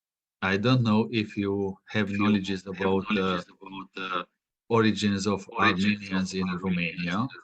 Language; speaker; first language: English; non-native, fluent; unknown